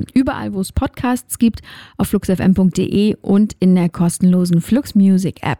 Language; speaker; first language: German; native; German